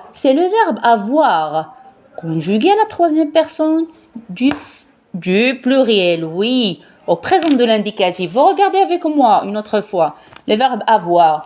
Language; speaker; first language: French; non-native, local second language; Arabic